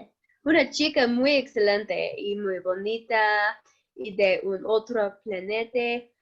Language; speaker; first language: Spanish; non-native, learner; English